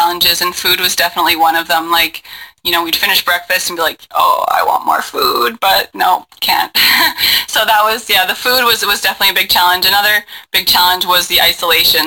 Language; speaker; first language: English; native; English